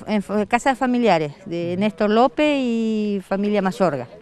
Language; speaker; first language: Spanish; native; Spanish